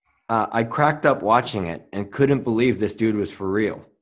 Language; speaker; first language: English; native; English